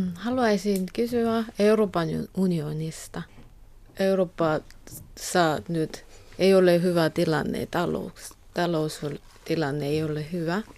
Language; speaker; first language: Finnish; non-native, learner; Korean